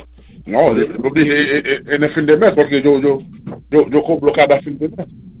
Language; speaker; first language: Spanish; non-native, learner; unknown